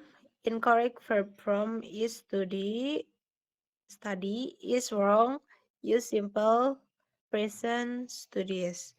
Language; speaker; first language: English; non-native, learner; Indonesian